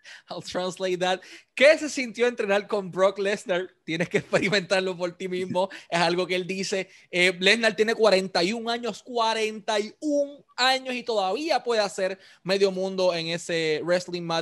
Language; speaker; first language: Spanish; native; Spanish